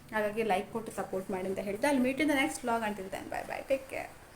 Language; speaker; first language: Kannada; non-native, local second language; Tulu